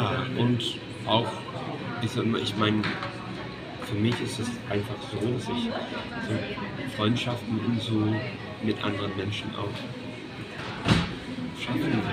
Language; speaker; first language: German; non-native, fluent; English